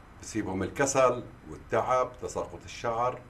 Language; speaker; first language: Arabic; native; Arabic